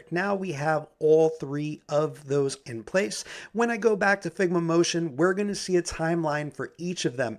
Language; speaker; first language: English; native; English